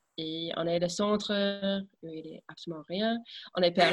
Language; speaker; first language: French; non-native, fluent; English